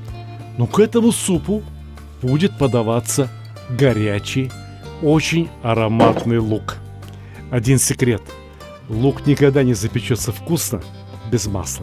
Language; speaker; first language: Russian; native; Russian